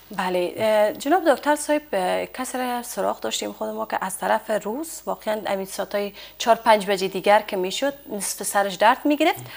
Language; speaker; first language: Persian; native; Persian